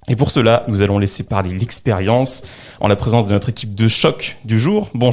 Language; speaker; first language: French; native; French